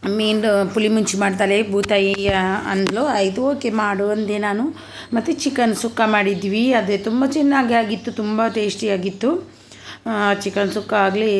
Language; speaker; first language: Kannada; non-native, local second language; Tulu